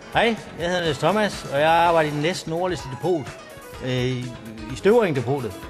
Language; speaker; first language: Danish; native; Danish